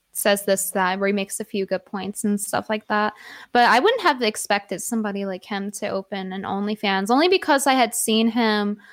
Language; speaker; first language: English; native; English